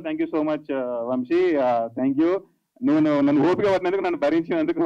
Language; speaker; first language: Telugu; native; Telugu